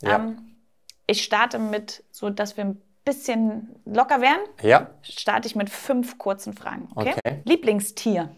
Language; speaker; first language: German; native; German